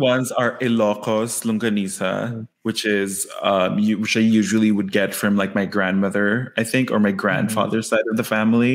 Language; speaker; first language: English; non-native, local second language; Filipino